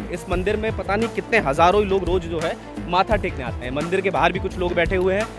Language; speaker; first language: Hindi; native; Hindi